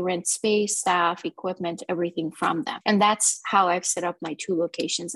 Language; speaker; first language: English; non-native, fluent; Persian